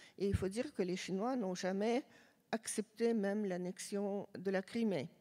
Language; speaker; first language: French; non-native, fluent; Russian